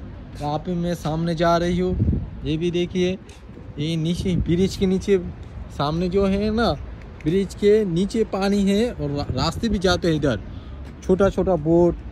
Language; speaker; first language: Hindi; non-native, learner; Bangla